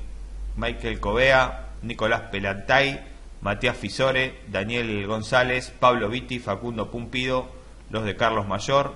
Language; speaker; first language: Spanish; native; Spanish